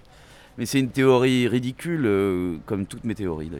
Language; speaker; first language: French; native; French